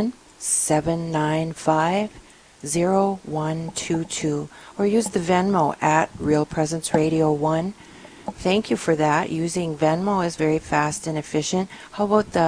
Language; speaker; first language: English; native; English